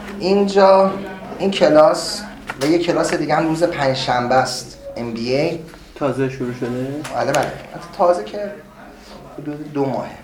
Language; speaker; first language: Persian; native; Persian